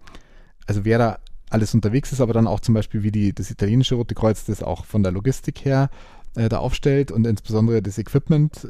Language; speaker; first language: German; native; German